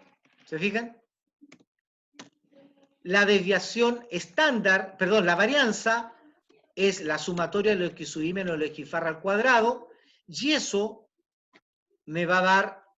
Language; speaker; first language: Spanish; native; Spanish